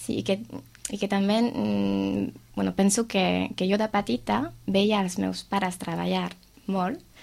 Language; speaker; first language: Catalan; non-native, fluent; French